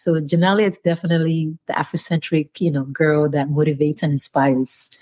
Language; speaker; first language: English; non-native, local second language; Yoruba